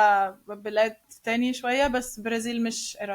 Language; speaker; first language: Arabic; non-native, learner; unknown